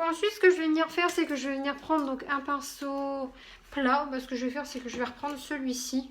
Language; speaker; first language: French; native; French